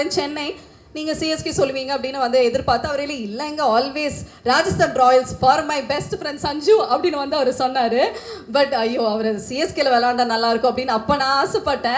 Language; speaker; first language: Tamil; native; Tamil